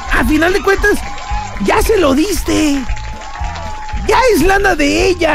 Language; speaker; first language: Spanish; native; Spanish